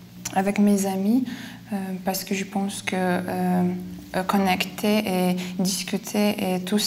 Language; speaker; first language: French; non-native, fluent; Lithuanian